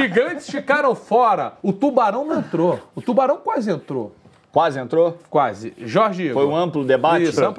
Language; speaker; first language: Portuguese; native; Portuguese